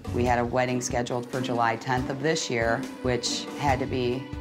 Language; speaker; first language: English; native; English